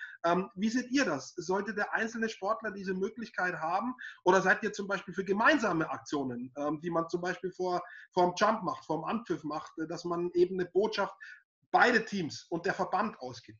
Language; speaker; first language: German; native; German